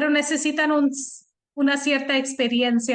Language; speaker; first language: Spanish; non-native, fluent; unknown